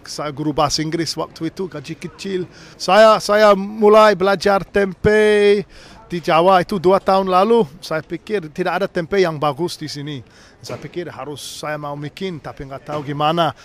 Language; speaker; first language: Indonesian; non-native, learner; English